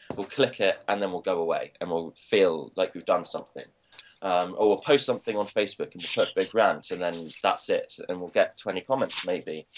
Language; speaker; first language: English; native; English